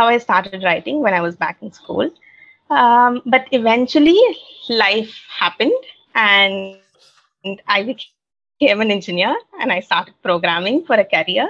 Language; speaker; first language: English; non-native, local second language; Tamil